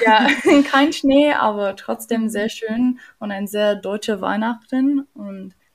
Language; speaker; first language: German; non-native, learner; English